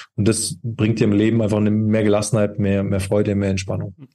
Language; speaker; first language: German; native; German